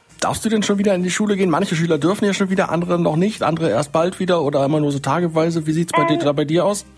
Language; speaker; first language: German; native; German